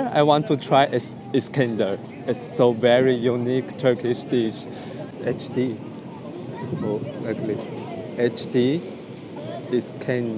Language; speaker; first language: English; non-native, learner; Chinese